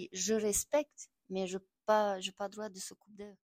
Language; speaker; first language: French; non-native, learner; Albanian